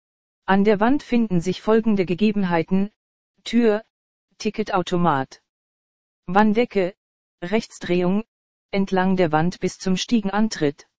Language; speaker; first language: German; native; German